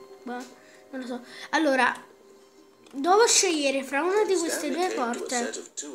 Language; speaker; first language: Italian; native; Italian